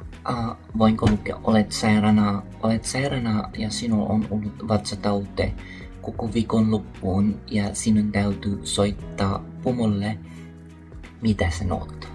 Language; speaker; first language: Finnish; non-native, learner; Filipino